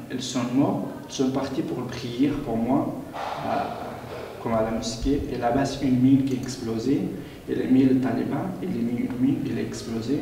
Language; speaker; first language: French; non-native, learner; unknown